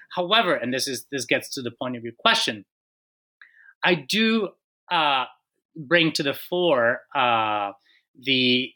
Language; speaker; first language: English; non-native, fluent; Spanish